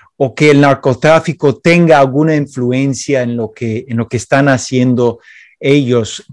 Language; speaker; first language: Spanish; non-native, fluent; English